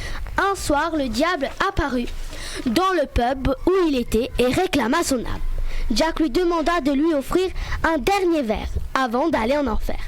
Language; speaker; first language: French; native; French